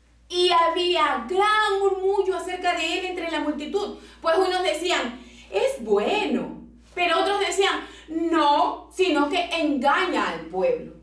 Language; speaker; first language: Spanish; native; Spanish